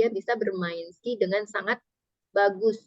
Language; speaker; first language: Indonesian; native; Indonesian